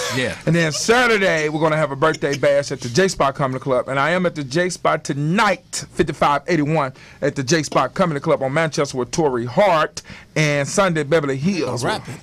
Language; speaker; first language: English; native; English